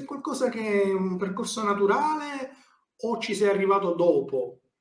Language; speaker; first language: Italian; native; Italian